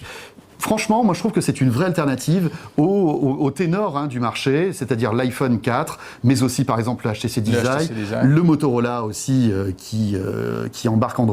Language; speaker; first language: French; native; French